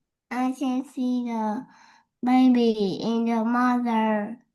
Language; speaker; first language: English; non-native, learner; Vietnamese